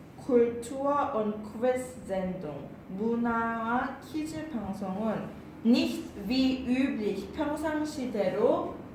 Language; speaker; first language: German; non-native, learner; Korean